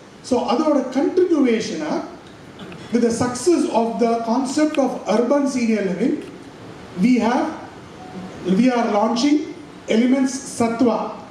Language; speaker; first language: English; non-native, local second language; Tamil